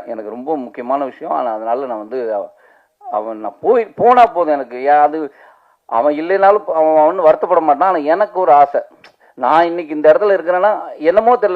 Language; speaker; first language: Tamil; native; Tamil